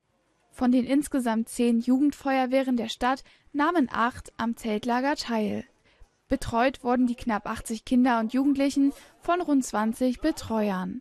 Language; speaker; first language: German; native; German